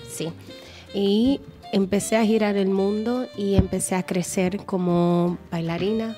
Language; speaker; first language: Italian; non-native, learner; Spanish